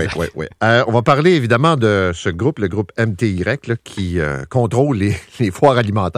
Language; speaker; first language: French; native; French